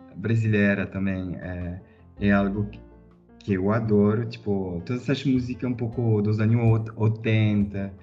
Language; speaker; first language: Portuguese; non-native, fluent; French